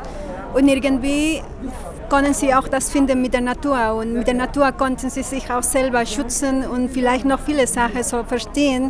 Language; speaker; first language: German; non-native, fluent; Spanish